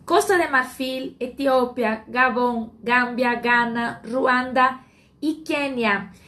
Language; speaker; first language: Spanish; non-native, fluent; Portuguese